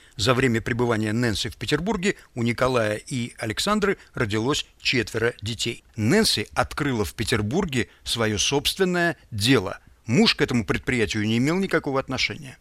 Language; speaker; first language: Russian; native; Russian